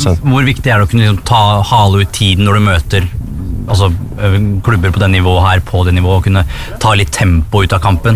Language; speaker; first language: Norwegian; native; Norwegian